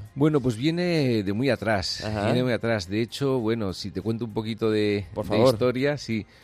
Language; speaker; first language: Spanish; native; Spanish